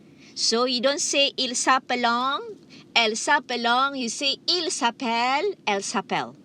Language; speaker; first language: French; non-native, fluent; Malay